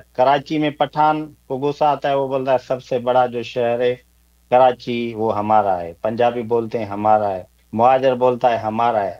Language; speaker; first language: Urdu; non-native, local second language; Sindhi